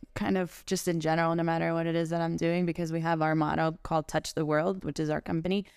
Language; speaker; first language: English; early bilingual, other home language; German